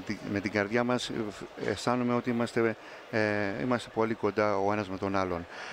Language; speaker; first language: Greek; native; Greek